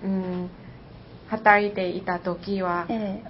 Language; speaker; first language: Japanese; non-native, learner; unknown